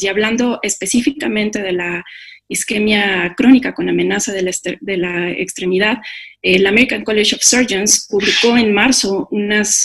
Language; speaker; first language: Spanish; native; Spanish